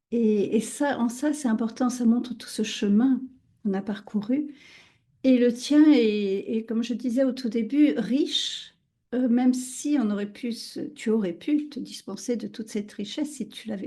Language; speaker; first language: French; native; French